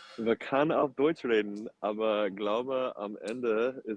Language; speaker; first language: German; non-native, learner; English